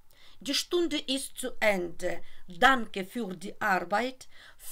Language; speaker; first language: German; non-native, fluent; Russian